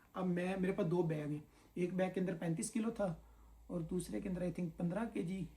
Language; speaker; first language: Urdu; non-native, local second language; Punjabi